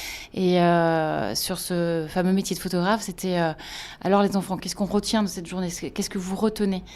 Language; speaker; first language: French; native; French